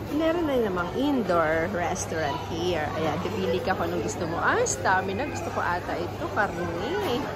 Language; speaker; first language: Filipino; native; Filipino